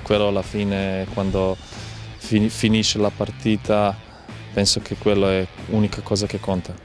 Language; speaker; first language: Italian; non-native, fluent; Croatian